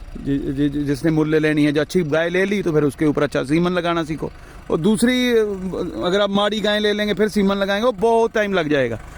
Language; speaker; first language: Hindi; non-native, local second language; Punjabi